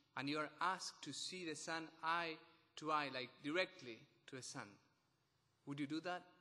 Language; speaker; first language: English; non-native, fluent; Spanish